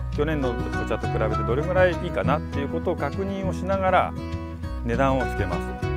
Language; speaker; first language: Japanese; native; Japanese